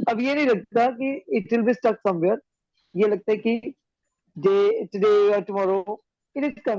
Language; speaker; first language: Hindi; native; Hindi